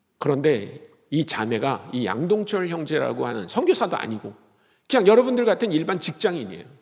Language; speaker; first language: Korean; native; Korean